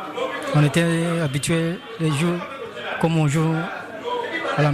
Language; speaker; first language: French; non-native, learner; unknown